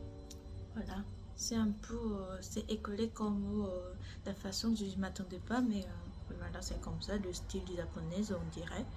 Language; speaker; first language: French; non-native, learner; Korean